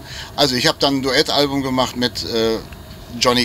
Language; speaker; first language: German; native; German